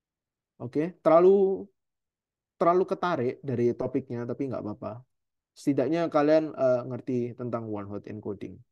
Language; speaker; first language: Indonesian; native; Indonesian